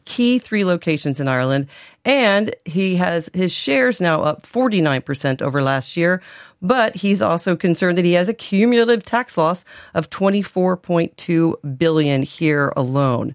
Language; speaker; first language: English; native; English